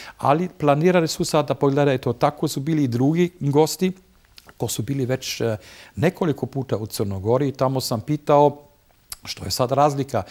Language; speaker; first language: Bosnian; non-native, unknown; German